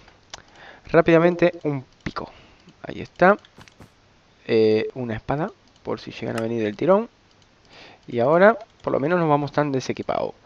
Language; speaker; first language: Spanish; native; Spanish